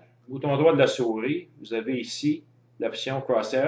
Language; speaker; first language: French; native; French